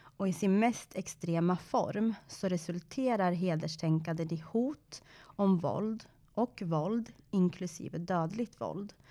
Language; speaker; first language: Swedish; early bilingual, other home language; Persian